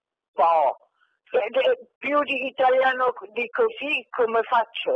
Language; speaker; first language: Italian; non-native, fluent; German